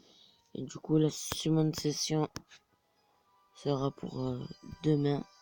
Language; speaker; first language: French; native; French